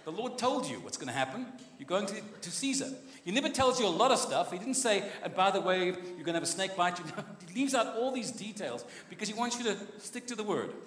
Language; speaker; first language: English; non-native, local second language; Afrikaans